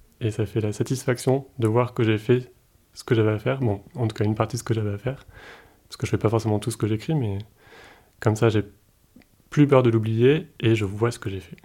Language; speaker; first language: French; native; French